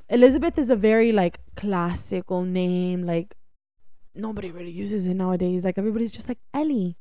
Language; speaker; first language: English; early bilingual, other home language; Spanish